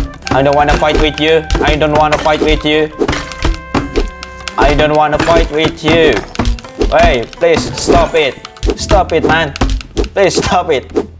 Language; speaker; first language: English; non-native, learner; Indonesian